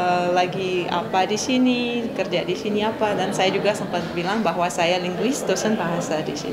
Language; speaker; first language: Indonesian; non-native, fluent; Russian